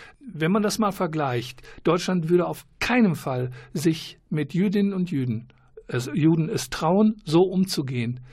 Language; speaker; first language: German; native; German